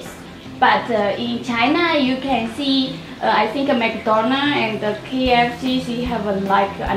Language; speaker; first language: English; non-native, learner; Chinese